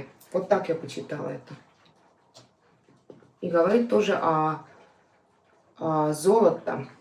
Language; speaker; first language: Russian; non-native, fluent; Estonian